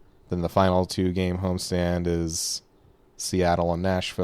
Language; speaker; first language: English; native; English